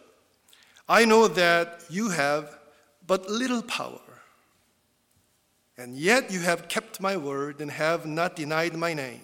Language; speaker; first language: English; non-native, fluent; Korean